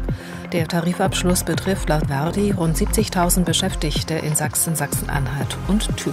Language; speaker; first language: German; native; German